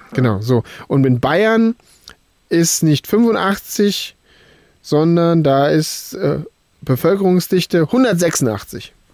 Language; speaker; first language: German; native; German